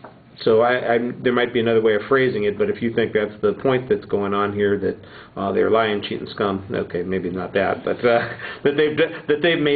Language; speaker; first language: English; native; English